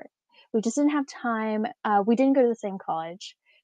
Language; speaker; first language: English; native; English